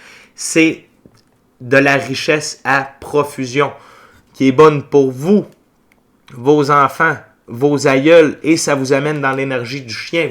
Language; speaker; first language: French; native; French